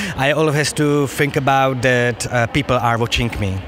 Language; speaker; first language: English; non-native, fluent; Czech